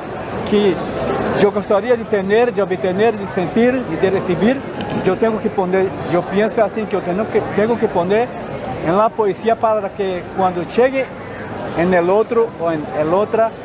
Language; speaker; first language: Spanish; non-native, fluent; Portuguese